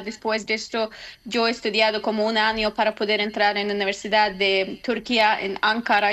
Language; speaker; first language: Spanish; non-native, learner; Persian